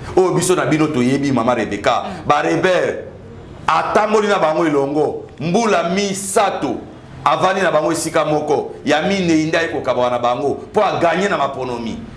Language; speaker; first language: Lingala; native; Lingala